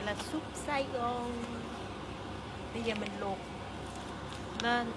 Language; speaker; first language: Vietnamese; early bilingual, heritage; Vietnamese